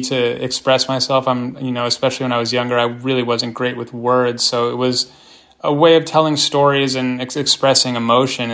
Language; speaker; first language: English; native; English